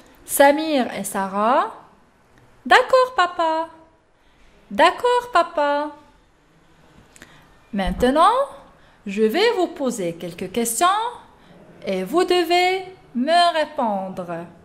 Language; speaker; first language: French; non-native, local second language; Arabic